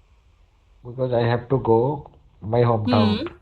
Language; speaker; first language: English; non-native, learner; Hindi